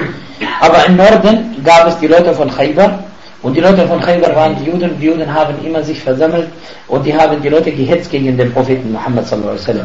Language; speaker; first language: German; non-native, fluent; Arabic